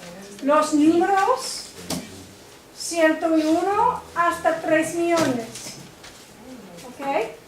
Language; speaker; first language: Spanish; non-native, fluent; English